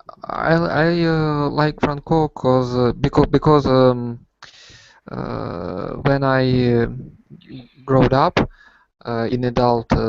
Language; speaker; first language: English; non-native, learner; Russian